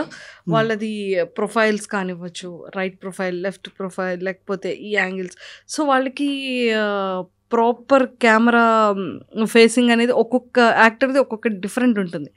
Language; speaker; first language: Telugu; native; Telugu